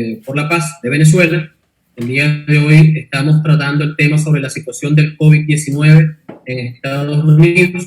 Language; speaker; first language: Spanish; native; Spanish